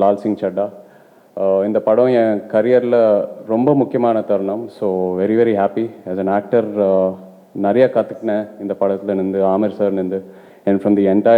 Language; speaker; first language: Tamil; non-native, local second language; Telugu